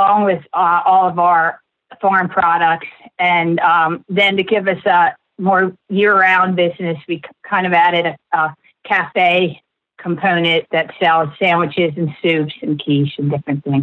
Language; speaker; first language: English; native; English